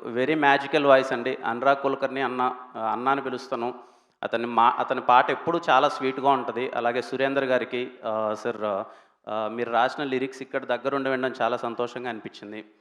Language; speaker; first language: Telugu; native; Telugu